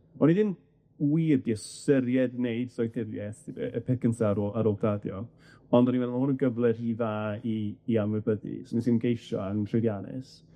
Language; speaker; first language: Welsh; native; Welsh